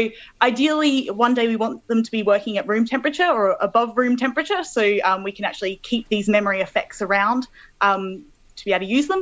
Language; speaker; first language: English; native; English